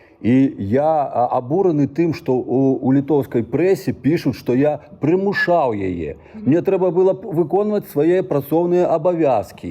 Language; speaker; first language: Ukrainian; non-native, learner; Belarusian